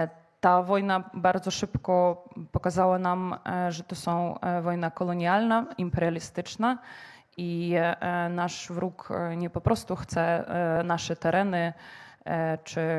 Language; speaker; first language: Polish; non-native, fluent; Ukrainian